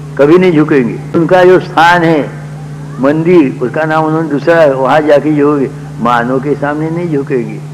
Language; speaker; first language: Hindi; non-native, local second language; Marathi